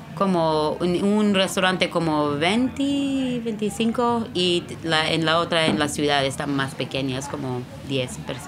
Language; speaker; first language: Spanish; non-native, learner; Hebrew